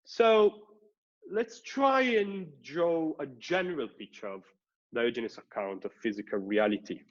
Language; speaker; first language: English; non-native, fluent; Italian